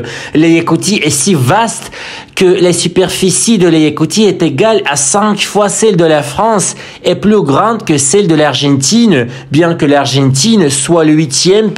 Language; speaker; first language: French; non-native, fluent; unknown